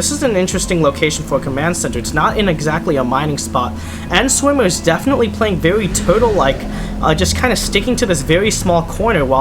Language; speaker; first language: English; native; English